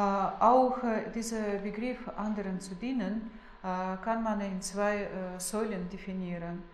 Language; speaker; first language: German; non-native, fluent; Russian